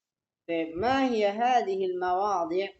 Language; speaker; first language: Arabic; non-native, fluent; Indonesian